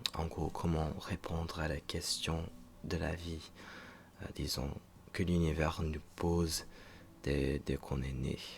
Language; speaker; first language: French; non-native, fluent; English